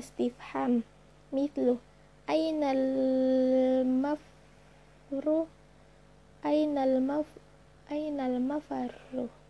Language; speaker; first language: Arabic; non-native, learner; Indonesian